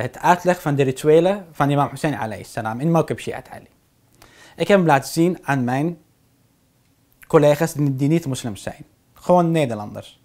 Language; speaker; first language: Dutch; non-native, fluent; Arabic